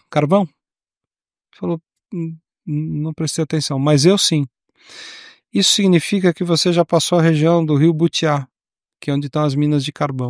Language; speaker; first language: Portuguese; native; Portuguese